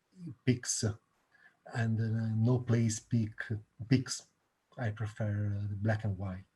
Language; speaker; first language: English; non-native, learner; Italian